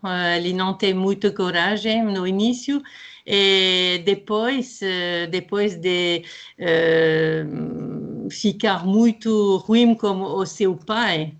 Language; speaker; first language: Portuguese; non-native, fluent; French